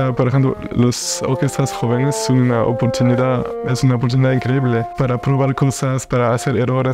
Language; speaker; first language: Spanish; non-native, fluent; French